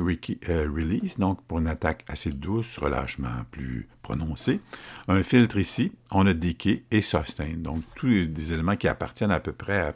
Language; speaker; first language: French; native; French